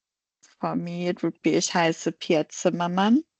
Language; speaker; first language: German; non-native, fluent; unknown